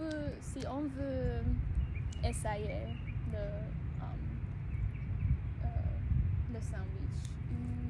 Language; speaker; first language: French; non-native, learner; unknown